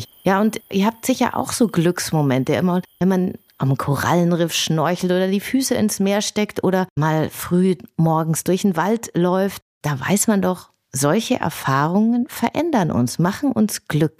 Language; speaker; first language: German; native; German